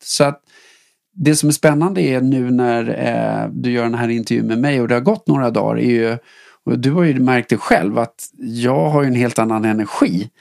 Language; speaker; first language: Swedish; native; Swedish